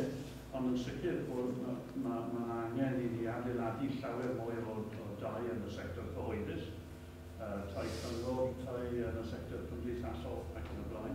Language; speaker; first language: Welsh; native; Welsh